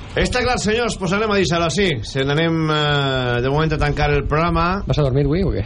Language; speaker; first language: Catalan; native; Catalan